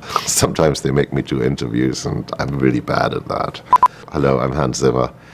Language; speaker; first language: English; non-native, fluent; German